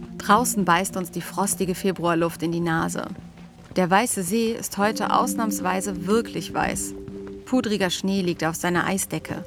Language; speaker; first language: German; native; German